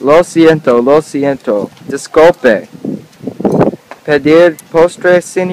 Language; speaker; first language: Spanish; non-native, learner; English